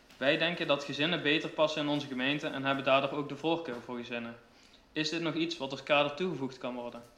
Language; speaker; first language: Dutch; native; Dutch